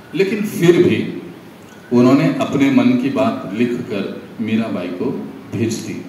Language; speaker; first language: Hindi; non-native, local second language; Marathi